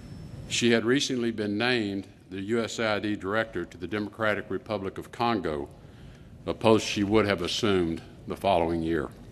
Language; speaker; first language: English; native; English